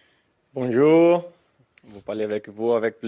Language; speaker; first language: French; non-native, learner; Portuguese